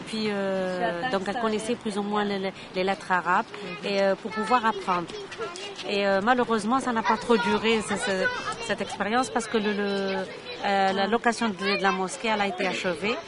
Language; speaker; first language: French; non-native, local second language; Arabic